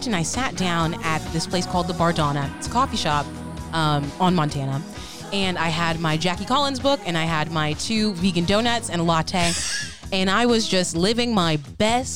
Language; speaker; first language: English; native; English